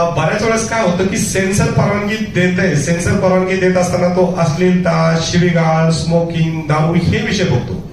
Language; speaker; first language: Marathi; non-native, local second language; Urdu